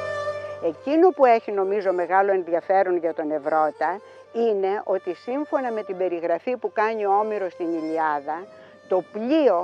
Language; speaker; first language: Greek; native; Greek